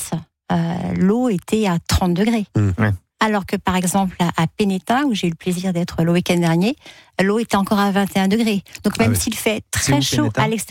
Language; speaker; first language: French; native; French